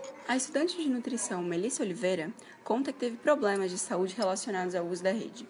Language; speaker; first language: Portuguese; native; Portuguese